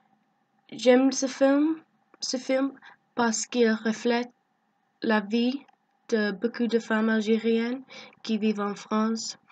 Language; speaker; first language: French; non-native, learner; English